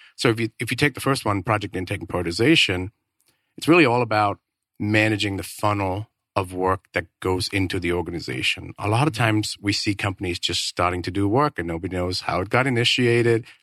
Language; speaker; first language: English; non-native, fluent; Danish